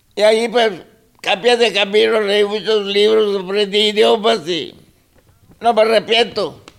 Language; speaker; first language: Spanish; non-native, local second language; Zapotec